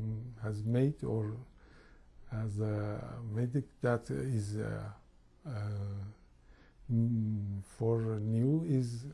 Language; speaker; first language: English; non-native, learner; Persian